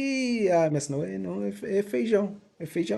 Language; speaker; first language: Portuguese; non-native, fluent; English